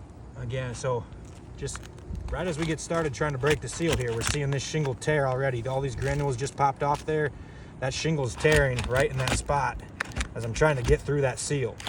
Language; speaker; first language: English; native; English